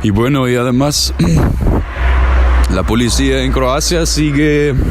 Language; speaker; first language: Spanish; non-native, fluent; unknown